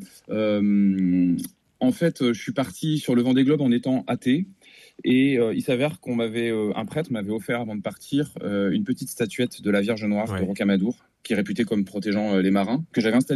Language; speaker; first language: French; native; French